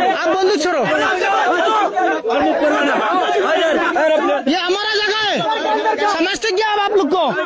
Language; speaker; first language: Hindi; non-native, learner; Bangla